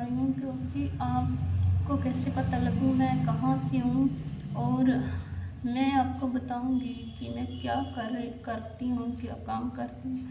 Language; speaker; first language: Hindi; native; Hindi